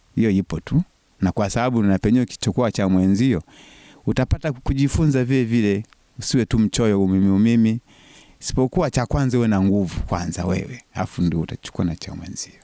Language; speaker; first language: Swahili; non-native, local second language; Sukuma